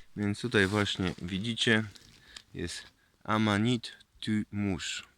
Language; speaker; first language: Polish; native; Polish